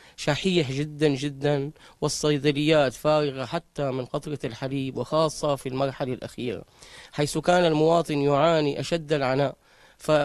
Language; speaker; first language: Arabic; native; Arabic